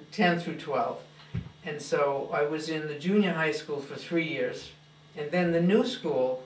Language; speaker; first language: English; native; English